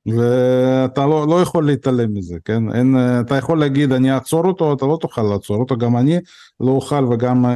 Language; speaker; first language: Hebrew; early bilingual, other home language; Russian